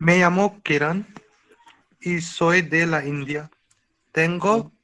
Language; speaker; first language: Spanish; non-native, learner; Hindi